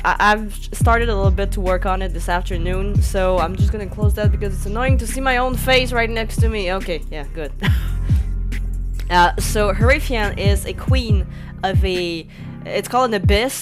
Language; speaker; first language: English; non-native, fluent; French